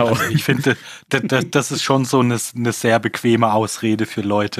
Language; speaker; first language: German; native; German